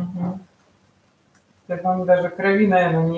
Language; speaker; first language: Russian; native; Russian